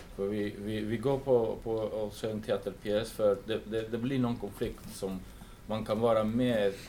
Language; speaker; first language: Swedish; early bilingual, heritage; English